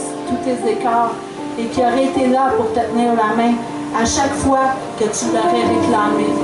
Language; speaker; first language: French; native; French